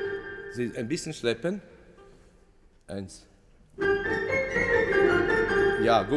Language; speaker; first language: German; non-native, fluent; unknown